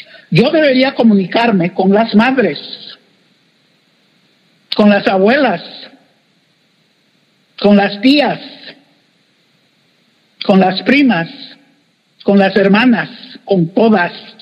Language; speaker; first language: Spanish; native; Spanish